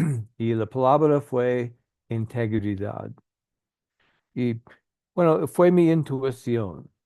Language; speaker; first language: Spanish; non-native, learner; English